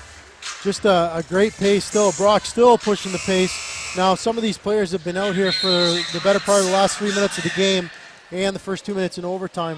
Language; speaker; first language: English; native; English